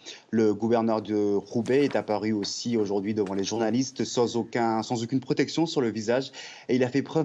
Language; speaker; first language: French; native; French